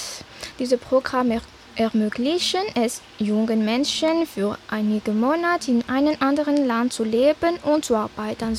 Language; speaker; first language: German; non-native, fluent; Malagasy